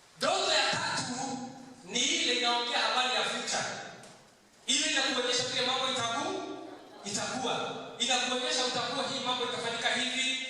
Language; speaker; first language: Swahili; non-native, local second language; Kikuyu